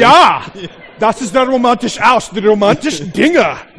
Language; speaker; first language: German; non-native, learner; English